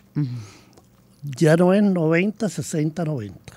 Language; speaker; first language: Spanish; native; Spanish